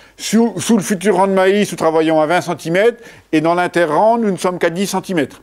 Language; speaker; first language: French; native; French